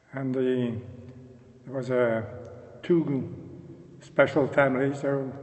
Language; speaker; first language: English; non-native, local second language; French